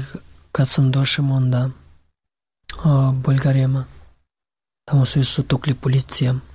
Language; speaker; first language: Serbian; non-native, learner; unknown